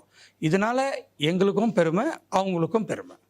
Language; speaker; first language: Tamil; native; Tamil